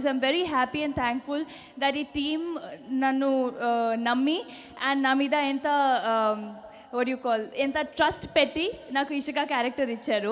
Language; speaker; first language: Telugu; non-native, learner; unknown